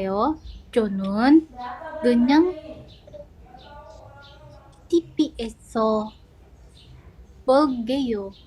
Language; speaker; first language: Korean; non-native, learner; Indonesian